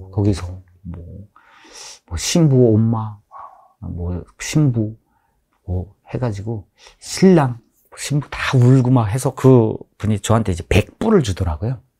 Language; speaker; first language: Korean; native; Korean